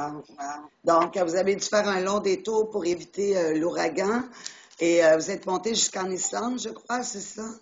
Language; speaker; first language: French; native; French